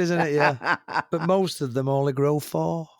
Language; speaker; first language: English; native; English